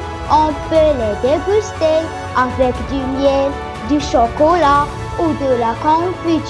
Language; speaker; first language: French; non-native, learner; Arabic